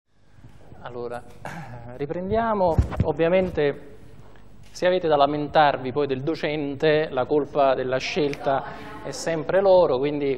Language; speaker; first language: Italian; native; Italian